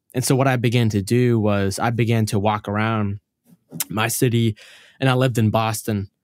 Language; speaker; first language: English; early bilingual, other home language; Arabic